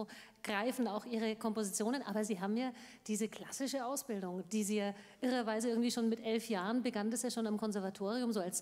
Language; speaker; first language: German; native; German